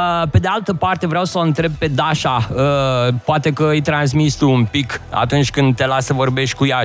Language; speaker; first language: Romanian; native; Romanian